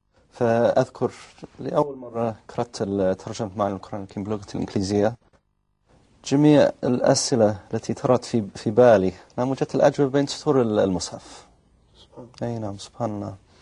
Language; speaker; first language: Arabic; non-native, fluent; English